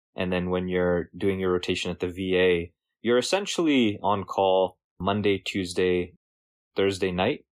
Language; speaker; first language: English; native; English